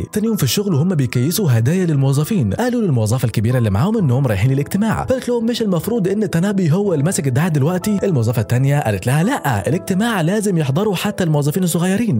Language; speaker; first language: Arabic; native; Arabic